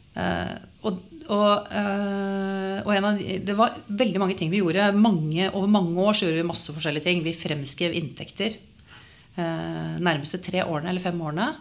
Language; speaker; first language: Norwegian; native; Norwegian